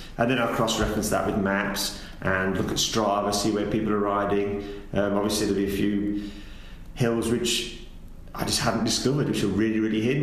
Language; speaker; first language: English; native; English